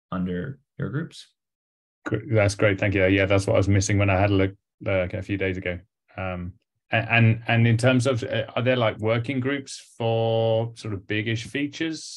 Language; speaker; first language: English; native; English